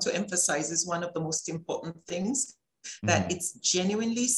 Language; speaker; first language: English; native; English